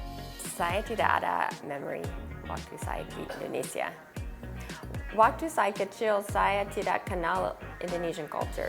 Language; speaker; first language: Indonesian; non-native, learner; English